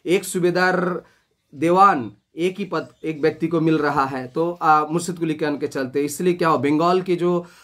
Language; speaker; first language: Hindi; non-native, local second language; Bangla